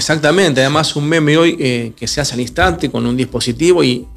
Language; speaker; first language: Spanish; native; Spanish